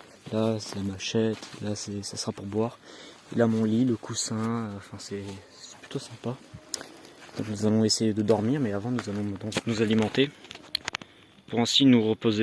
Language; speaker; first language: French; native; French